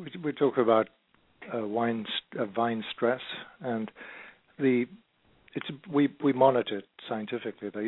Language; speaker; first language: English; native; English